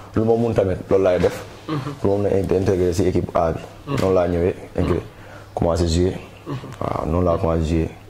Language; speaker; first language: Wolof; non-native, local second language; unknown